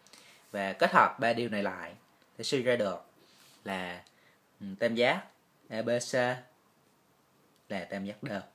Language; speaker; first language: Vietnamese; native; Vietnamese